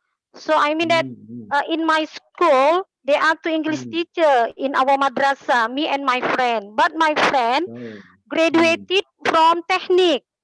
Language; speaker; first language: English; non-native, learner; Indonesian